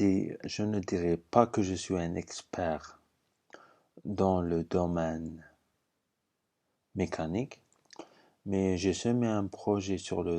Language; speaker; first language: French; non-native, fluent; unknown